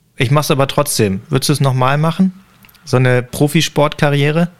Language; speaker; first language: German; native; German